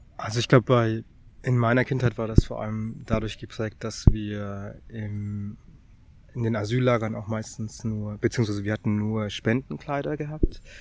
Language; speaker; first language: German; early bilingual, other home language; Tamil